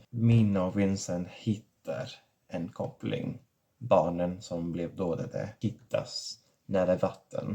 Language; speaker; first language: Swedish; non-native, fluent; Catalan